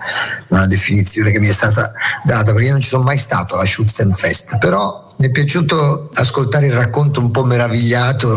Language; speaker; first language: Italian; native; Italian